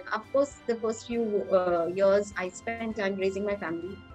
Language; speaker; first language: English; non-native, local second language; Hindi